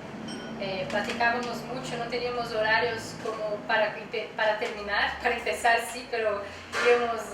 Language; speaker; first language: Spanish; non-native, learner; Portuguese